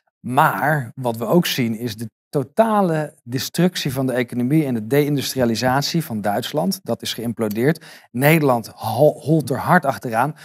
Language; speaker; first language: Dutch; native; Dutch